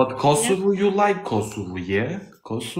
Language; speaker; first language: English; non-native, learner; Albanian